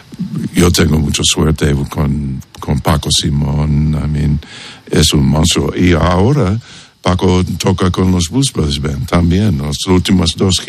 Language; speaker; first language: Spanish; non-native, learner; English